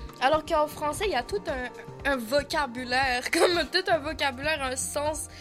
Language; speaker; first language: French; native; French